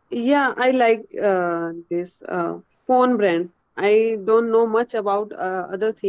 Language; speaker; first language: English; non-native, learner; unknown